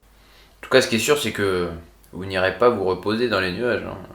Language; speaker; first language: French; native; French